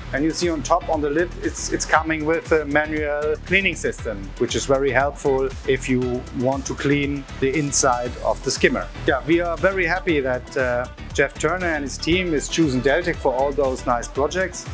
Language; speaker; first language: English; non-native, fluent; German